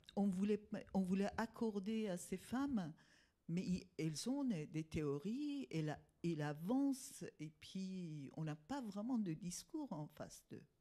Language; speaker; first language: French; non-native, fluent; Persian